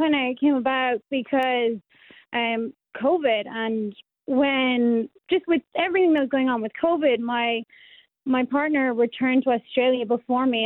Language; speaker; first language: English; native; English